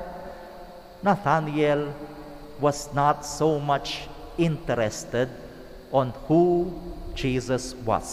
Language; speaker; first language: English; non-native, local second language; Pangasinan